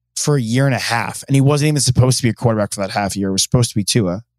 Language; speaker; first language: English; native; English